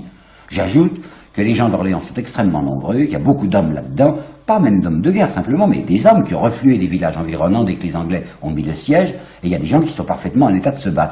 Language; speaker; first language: French; native; French